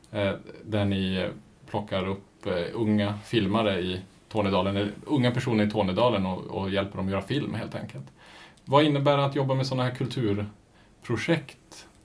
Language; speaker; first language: Swedish; native; Swedish